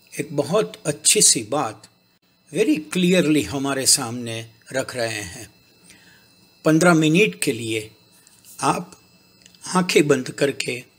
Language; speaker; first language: Hindi; non-native, local second language; Gujarati